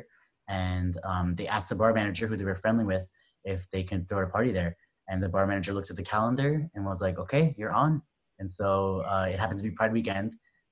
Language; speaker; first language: English; native; English